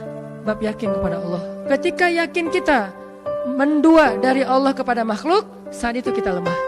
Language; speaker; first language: Indonesian; native; Indonesian